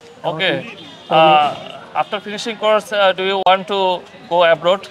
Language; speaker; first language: English; non-native, learner; Bangla